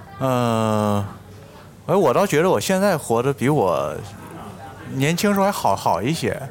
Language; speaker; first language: Chinese; native; Chinese